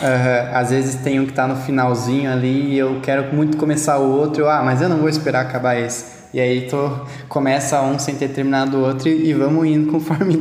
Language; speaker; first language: Portuguese; native; Portuguese